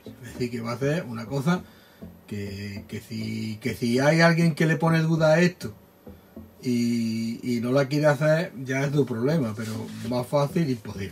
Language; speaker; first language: Spanish; native; Spanish